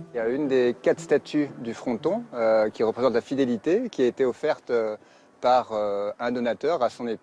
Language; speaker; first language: French; native; French